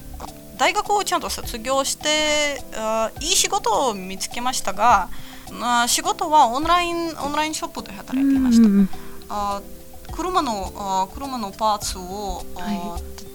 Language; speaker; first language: Japanese; non-native, fluent; Latvian